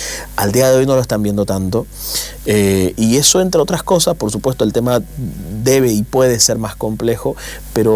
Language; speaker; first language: Spanish; native; Spanish